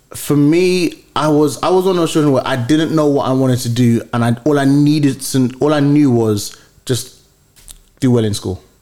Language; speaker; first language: English; early bilingual, other home language; Yoruba